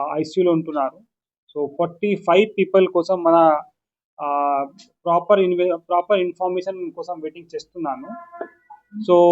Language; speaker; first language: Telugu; non-native, local second language; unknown